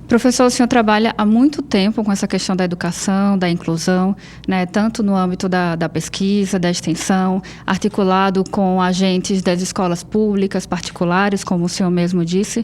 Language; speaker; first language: Portuguese; native; Portuguese